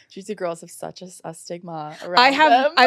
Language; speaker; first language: English; native; English